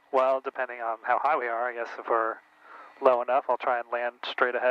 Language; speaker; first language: English; native; English